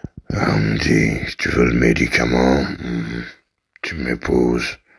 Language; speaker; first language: French; native; French